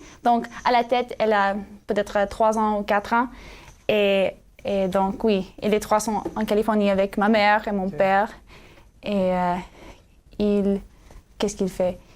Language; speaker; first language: French; non-native, learner; English